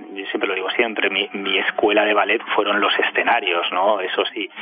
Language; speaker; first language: Spanish; native; Spanish